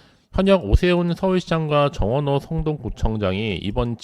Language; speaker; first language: Korean; native; Korean